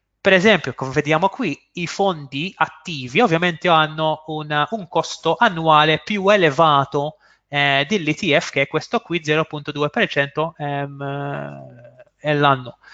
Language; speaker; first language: Italian; non-native, fluent; Maltese